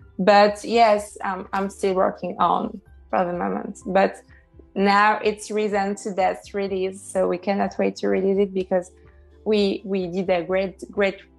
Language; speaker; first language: English; non-native, fluent; French